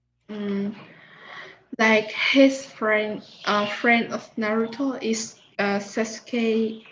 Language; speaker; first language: English; non-native, learner; Vietnamese